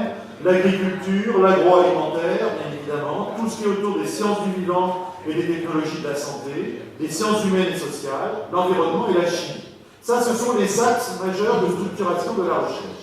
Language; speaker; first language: French; native; French